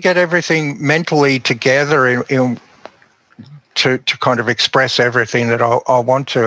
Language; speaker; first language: English; native; English